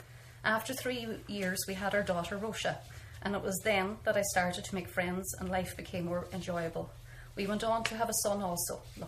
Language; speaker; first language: English; native; English